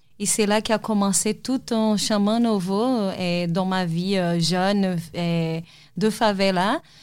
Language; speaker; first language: French; non-native, fluent; Portuguese